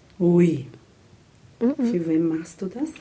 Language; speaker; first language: German; non-native, fluent; Portuguese